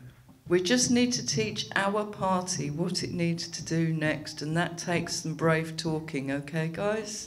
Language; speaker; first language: English; native; English